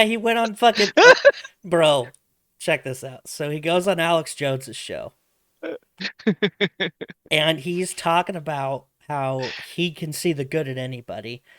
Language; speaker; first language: English; native; English